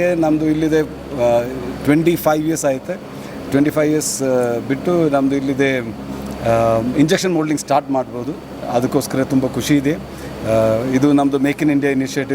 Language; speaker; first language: Kannada; non-native, local second language; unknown